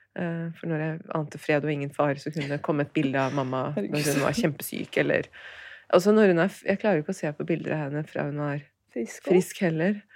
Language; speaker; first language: Norwegian; early bilingual, other home language; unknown